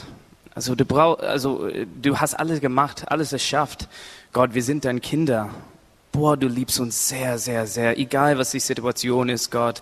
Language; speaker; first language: German; non-native, learner; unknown